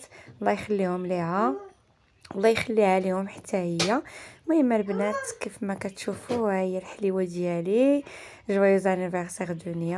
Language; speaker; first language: Arabic; native; Arabic